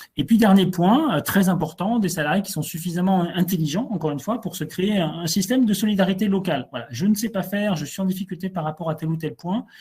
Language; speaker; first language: French; native; French